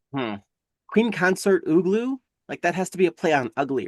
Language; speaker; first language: English; native; English